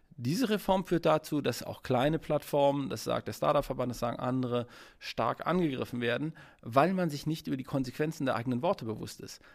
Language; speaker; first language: German; native; German